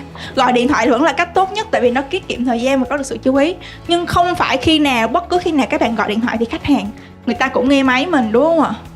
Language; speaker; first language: Vietnamese; native; Vietnamese